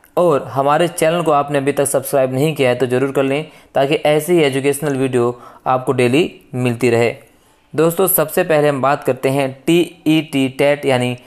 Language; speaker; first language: Hindi; native; Hindi